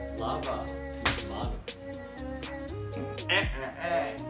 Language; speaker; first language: Spanish; non-native, learner; English